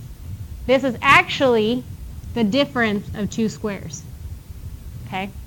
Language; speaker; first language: English; native; English